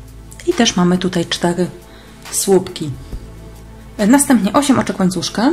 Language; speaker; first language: Polish; native; Polish